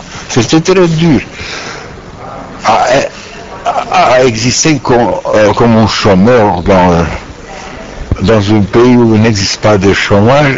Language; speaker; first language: French; non-native, learner; Romanian